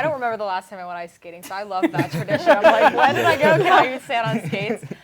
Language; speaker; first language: English; native; English